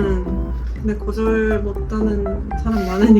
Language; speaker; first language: Korean; non-native, fluent; Japanese